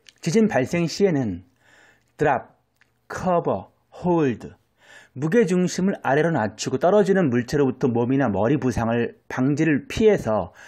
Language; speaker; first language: Korean; native; Korean